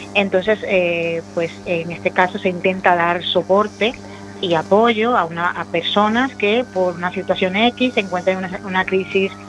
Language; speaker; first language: Spanish; native; Spanish